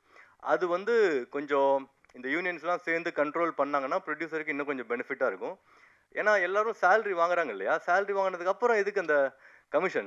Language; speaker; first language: Tamil; native; Tamil